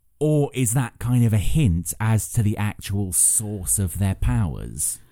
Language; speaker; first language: English; native; English